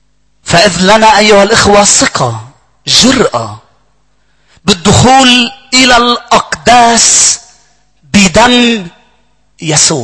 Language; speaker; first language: Arabic; native; Arabic